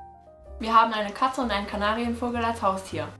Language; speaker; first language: German; native; German